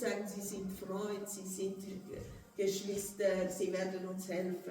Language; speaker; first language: German; non-native, fluent; Portuguese